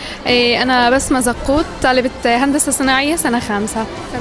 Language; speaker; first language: Arabic; native; Arabic